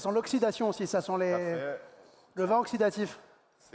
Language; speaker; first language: French; native; French